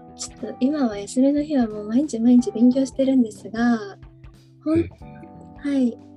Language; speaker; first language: Japanese; native; Japanese